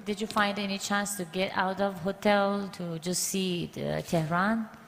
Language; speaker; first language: English; non-native, fluent; Persian